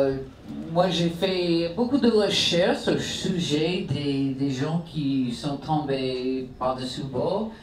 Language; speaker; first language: French; non-native, fluent; English